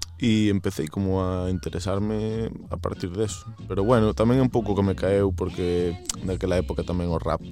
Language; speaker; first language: Galician; native; Galician